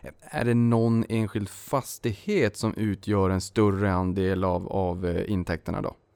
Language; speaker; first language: Swedish; native; Swedish